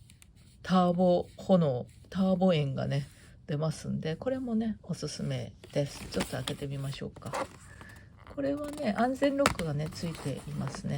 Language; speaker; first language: Japanese; native; Japanese